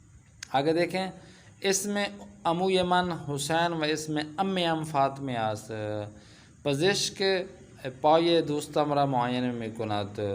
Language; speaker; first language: Persian; non-native, fluent; Urdu